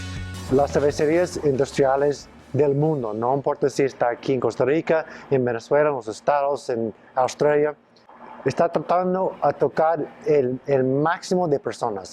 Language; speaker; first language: Spanish; non-native, fluent; English